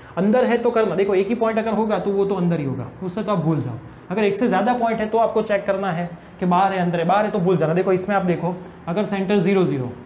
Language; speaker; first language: Hindi; non-native, local second language; Gujarati